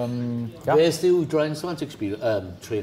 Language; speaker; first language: German; non-native, learner; English